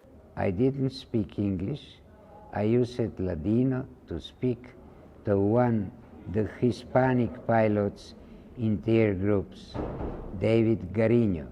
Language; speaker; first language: English; non-native, learner; Ladino